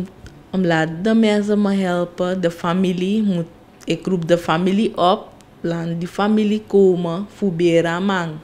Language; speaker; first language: Dutch; non-native, local second language; Sranan Tongo